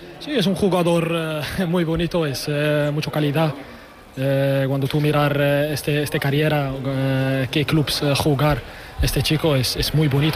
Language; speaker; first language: Spanish; non-native, learner; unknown